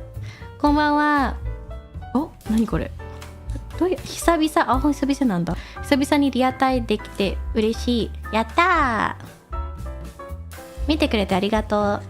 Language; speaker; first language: Japanese; non-native, fluent; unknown